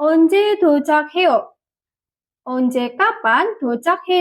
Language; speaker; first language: Korean; non-native, fluent; Indonesian